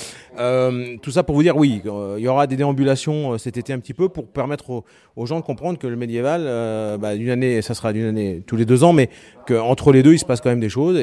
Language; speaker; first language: French; native; French